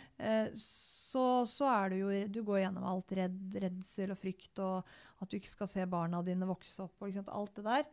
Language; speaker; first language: Norwegian; native; Norwegian